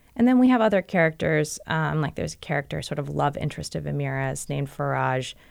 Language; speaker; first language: English; native; English